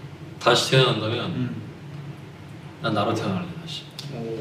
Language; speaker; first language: Korean; native; Korean